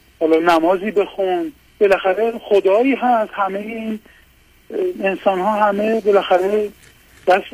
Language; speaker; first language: Persian; non-native, local second language; Azerbaijani